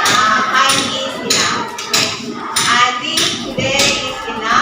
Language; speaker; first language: English; non-native, fluent; Indonesian